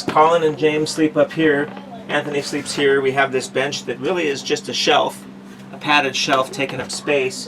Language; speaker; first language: English; native; English